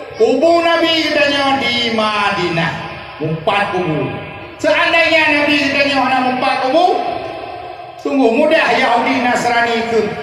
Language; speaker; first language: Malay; non-native, local second language; Achinese